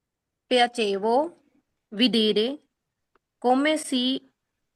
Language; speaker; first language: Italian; non-native, learner; Punjabi